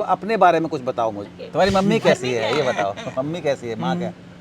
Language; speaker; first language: Hindi; native; Hindi